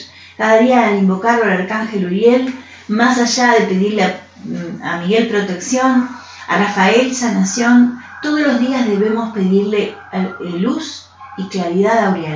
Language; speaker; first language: Spanish; native; Spanish